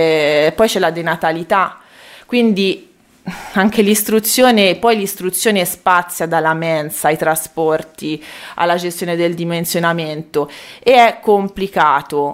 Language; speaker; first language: Italian; native; Italian